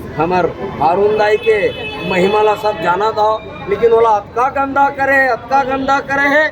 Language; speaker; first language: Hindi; native; Hindi